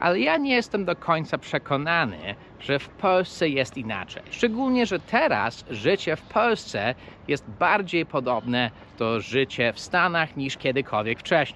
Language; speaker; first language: Polish; non-native, fluent; English